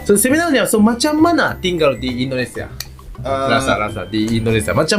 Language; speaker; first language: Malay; non-native, learner; Japanese